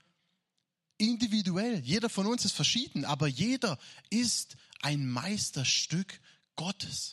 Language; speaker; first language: German; native; German